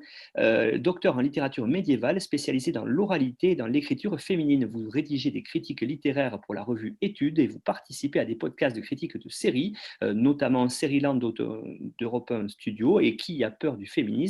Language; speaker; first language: French; native; French